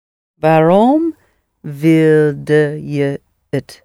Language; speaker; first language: Dutch; non-native, learner; English